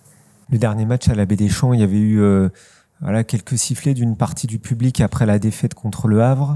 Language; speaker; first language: French; native; French